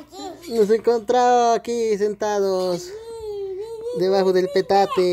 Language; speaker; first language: Spanish; native; Spanish